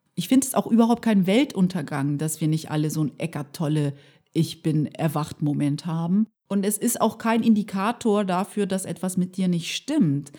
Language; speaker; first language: German; early bilingual, other home language; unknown